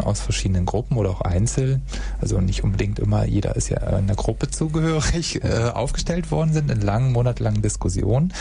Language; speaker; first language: German; native; German